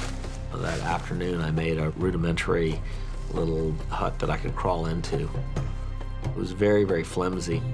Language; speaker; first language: English; native; English